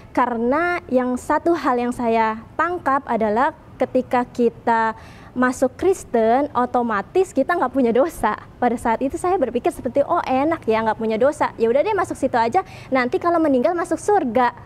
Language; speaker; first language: Indonesian; native; Indonesian